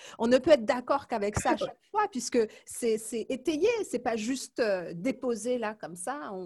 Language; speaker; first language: French; native; French